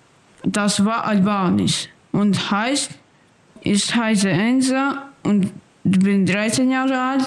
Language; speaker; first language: German; early bilingual, other home language; Albanian